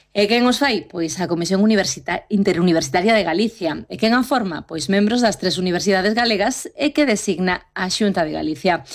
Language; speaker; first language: Galician; native; Galician